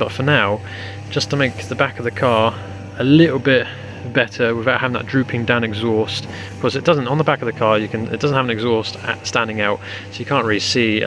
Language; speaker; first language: English; native; English